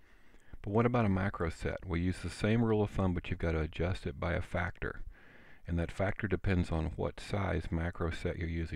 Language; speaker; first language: English; native; English